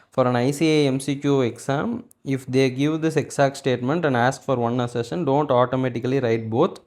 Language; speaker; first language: English; non-native, local second language; Tamil